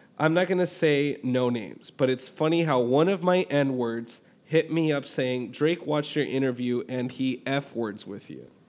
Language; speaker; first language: English; native; English